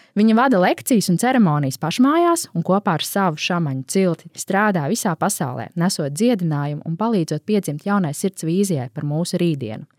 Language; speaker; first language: Latvian; native; Latvian